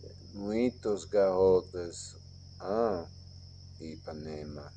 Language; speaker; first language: Portuguese; non-native, learner; English